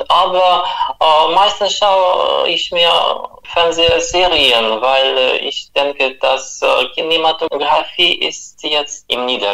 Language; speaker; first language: German; non-native, fluent; Russian